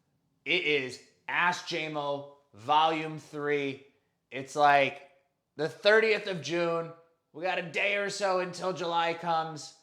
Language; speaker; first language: English; native; English